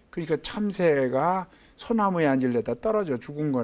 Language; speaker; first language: Korean; native; Korean